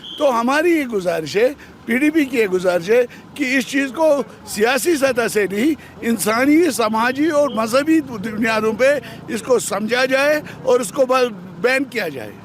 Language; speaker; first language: Urdu; non-native, local second language; Kashmiri